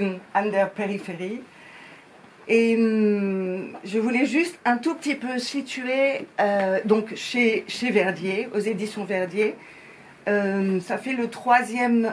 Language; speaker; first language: French; native; French